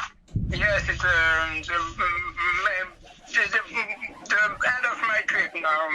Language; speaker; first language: English; non-native, learner; French